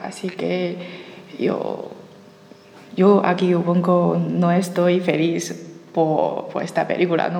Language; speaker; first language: Spanish; non-native, learner; Chinese